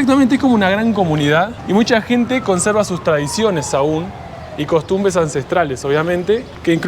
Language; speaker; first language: Spanish; native; Spanish